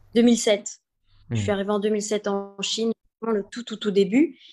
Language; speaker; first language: French; native; French